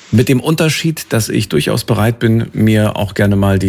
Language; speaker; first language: German; native; German